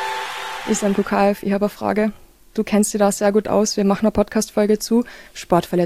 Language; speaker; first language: German; native; German